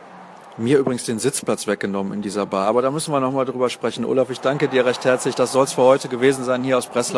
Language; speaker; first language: German; native; German